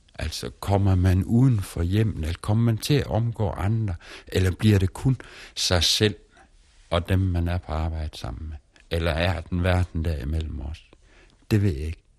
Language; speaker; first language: Danish; native; Danish